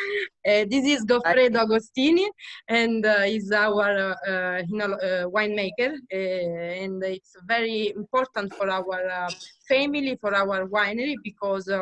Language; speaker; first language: English; non-native, learner; Italian